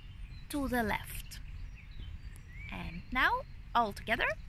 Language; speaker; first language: English; non-native, fluent; Ukrainian